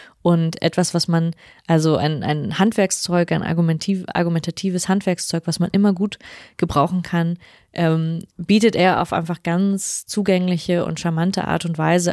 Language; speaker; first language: German; native; German